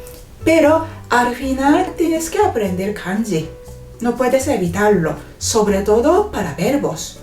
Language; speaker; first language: Spanish; non-native, fluent; Japanese